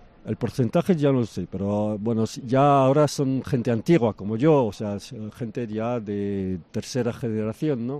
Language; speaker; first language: Spanish; early bilingual, heritage; French